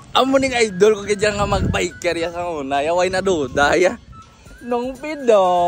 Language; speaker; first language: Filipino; non-native, local second language; Hiligaynon